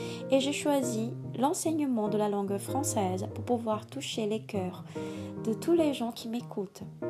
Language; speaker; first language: French; non-native, fluent; Portuguese